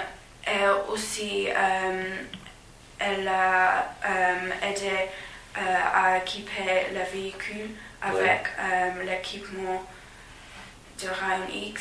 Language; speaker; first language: French; non-native, fluent; English